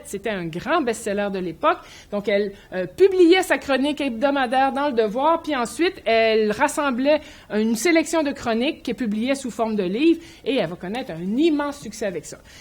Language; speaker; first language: French; native; French